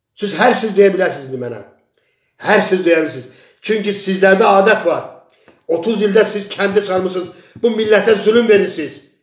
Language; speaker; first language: Azerbaijani; non-native, local second language; Talysh